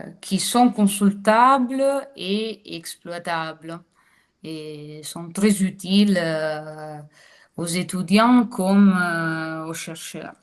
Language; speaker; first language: French; non-native, fluent; Italian